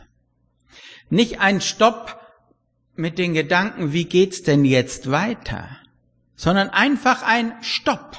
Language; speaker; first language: German; native; German